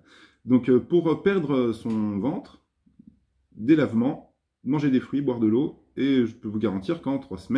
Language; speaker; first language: French; native; French